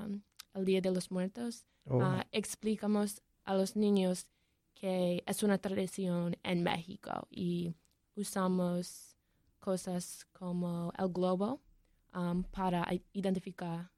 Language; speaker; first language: Spanish; non-native, learner; English